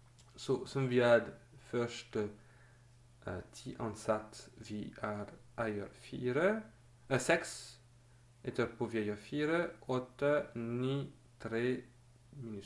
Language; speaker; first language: Norwegian; non-native, learner; French